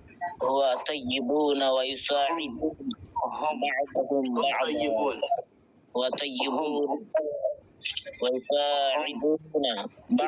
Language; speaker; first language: Arabic; non-native, learner; Bangla